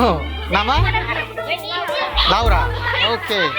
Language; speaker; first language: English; non-native, learner; Indonesian